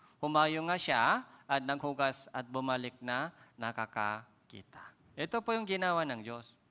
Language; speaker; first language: Filipino; non-native, fluent; Korean